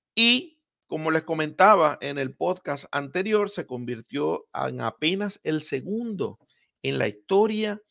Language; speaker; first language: Spanish; native; Spanish